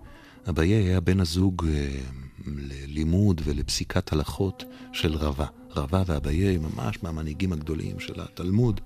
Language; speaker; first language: Hebrew; native; Hebrew